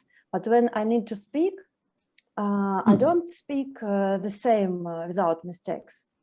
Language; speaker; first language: English; non-native, learner; Russian